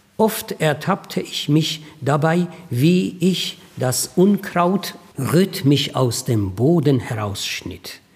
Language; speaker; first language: German; non-native, fluent; Persian